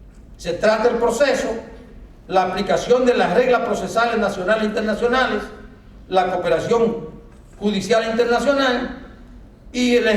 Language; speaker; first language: Spanish; native; Spanish